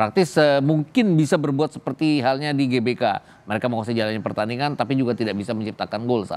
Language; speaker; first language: Indonesian; native; Indonesian